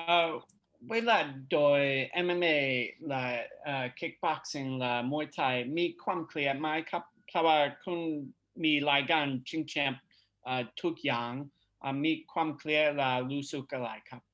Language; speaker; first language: Thai; non-native, learner; English